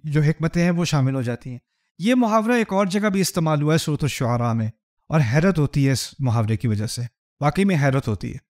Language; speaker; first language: Urdu; native; Urdu